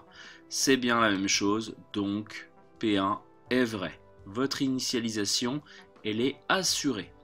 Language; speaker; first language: French; native; French